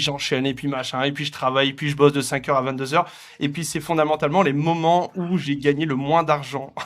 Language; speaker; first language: French; native; French